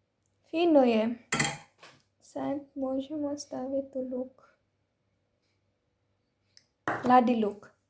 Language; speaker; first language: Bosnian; non-native, learner; Filipino